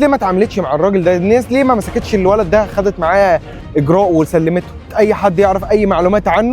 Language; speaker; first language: Arabic; native; Arabic